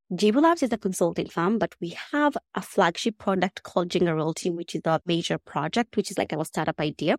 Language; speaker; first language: English; non-native, local second language; Kamba